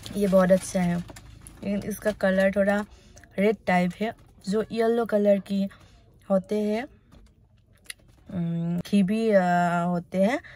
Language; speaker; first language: Hindi; non-native, local second language; Assamese